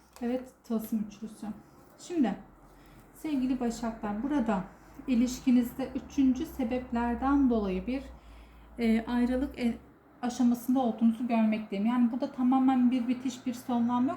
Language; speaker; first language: Turkish; native; Turkish